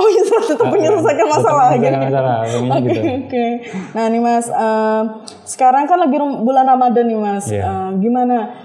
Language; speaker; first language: Indonesian; native; Indonesian